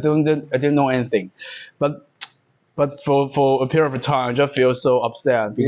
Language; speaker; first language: English; non-native, learner; Chinese